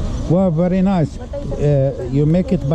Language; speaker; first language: English; non-native, learner; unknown